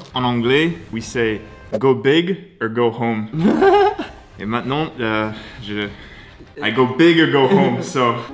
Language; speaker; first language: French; non-native, learner; English